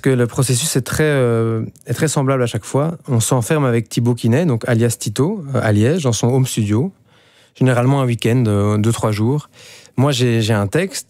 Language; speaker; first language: French; native; French